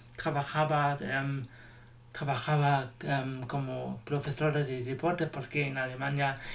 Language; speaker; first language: Spanish; non-native, learner; German